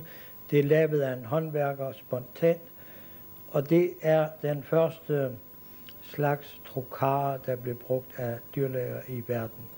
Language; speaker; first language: Danish; native; Danish